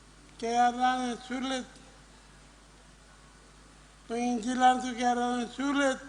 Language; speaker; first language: Indonesian; non-native, local second language; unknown